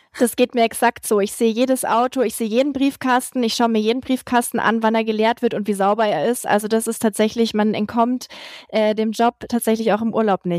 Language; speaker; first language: German; native; German